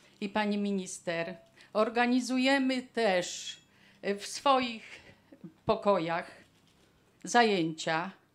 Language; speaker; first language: Polish; native; Polish